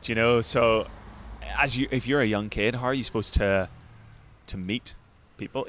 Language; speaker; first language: English; native; English